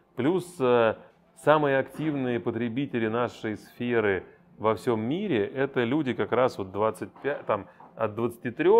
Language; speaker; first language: Russian; native; Russian